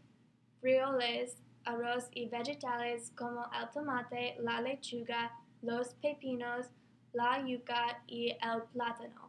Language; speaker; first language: Spanish; non-native, learner; English